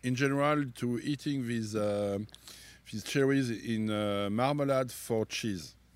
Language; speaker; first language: English; non-native, learner; French